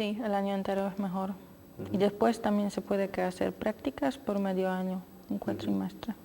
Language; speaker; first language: Spanish; non-native, learner; Polish